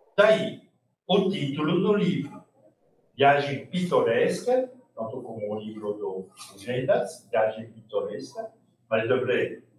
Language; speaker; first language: Portuguese; non-native, fluent; French